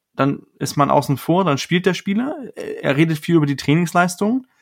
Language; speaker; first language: German; non-native, fluent; Danish